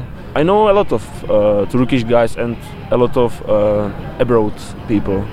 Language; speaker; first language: English; non-native, learner; Czech